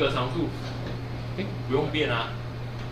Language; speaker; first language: Chinese; native; Chinese